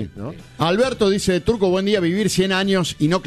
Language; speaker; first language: Spanish; native; Spanish